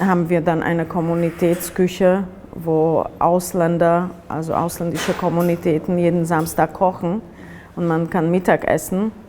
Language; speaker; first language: German; non-native, fluent; Slovak